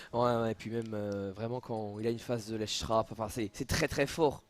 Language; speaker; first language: French; native; French